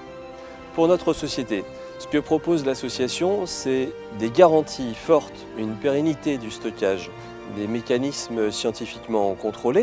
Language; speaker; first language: French; native; French